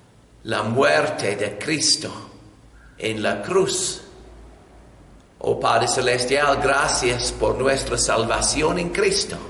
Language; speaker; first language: Spanish; non-native, learner; English